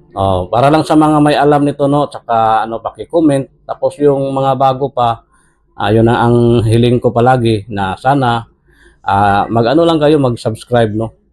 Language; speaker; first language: Filipino; non-native, local second language; Cebuano